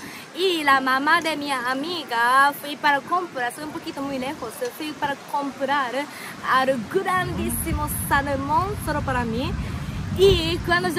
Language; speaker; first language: Spanish; non-native, fluent; Japanese